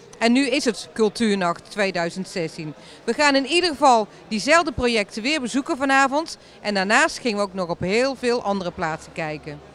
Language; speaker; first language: Dutch; native; Dutch